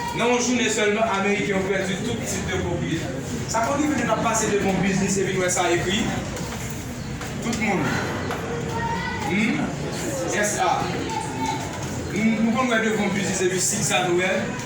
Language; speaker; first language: French; non-native, local second language; Haitian Creole